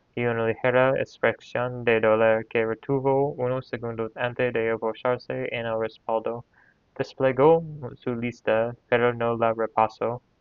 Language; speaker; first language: Spanish; non-native, learner; English